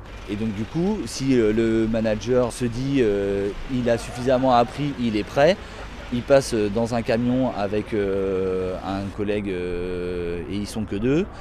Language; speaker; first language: French; native; French